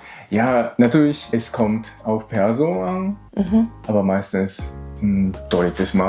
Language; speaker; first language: German; non-native, learner; Japanese